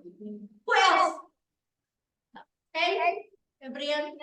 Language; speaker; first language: English; non-native, learner; Indonesian